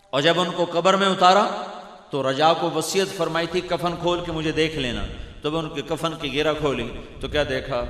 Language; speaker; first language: Urdu; non-native, local second language; Punjabi